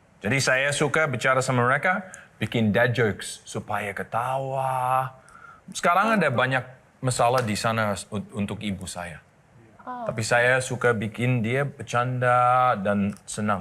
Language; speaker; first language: Indonesian; non-native, learner; English